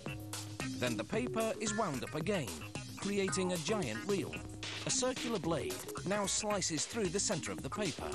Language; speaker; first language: English; native; English